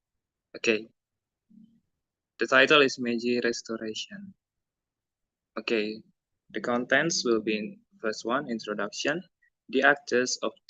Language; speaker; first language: English; non-native, learner; Indonesian